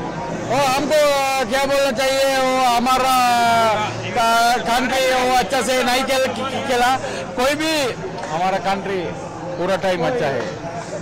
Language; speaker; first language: Hindi; non-native, learner; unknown